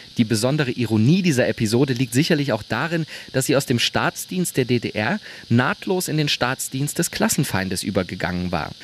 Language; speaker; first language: German; native; German